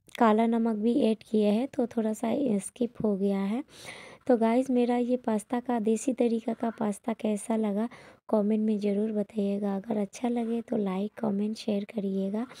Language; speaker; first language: Hindi; non-native, local second language; Bangla